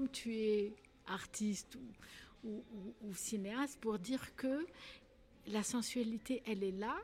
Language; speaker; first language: French; non-native, local second language; Arabic